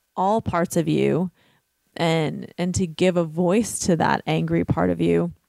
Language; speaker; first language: English; native; English